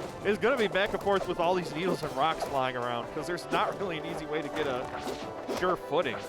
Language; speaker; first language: English; native; English